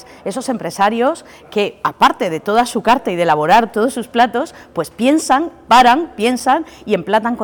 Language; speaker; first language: Spanish; native; Spanish